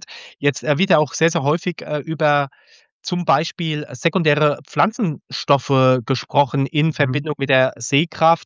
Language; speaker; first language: German; native; German